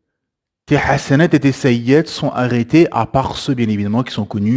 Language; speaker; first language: French; native; French